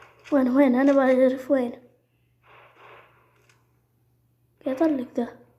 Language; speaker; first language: Arabic; native; Arabic